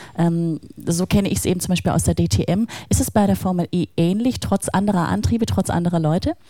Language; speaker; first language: German; native; German